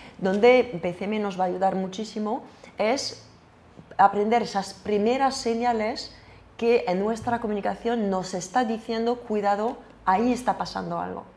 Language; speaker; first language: Spanish; non-native, fluent; French